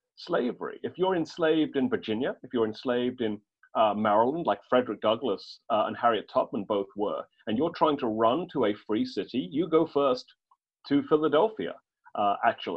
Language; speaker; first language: English; native; English